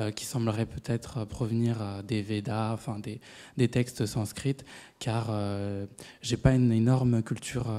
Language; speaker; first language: French; non-native, fluent; Tamil